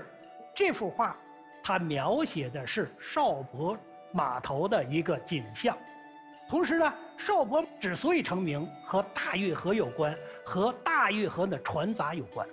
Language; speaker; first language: Chinese; native; Chinese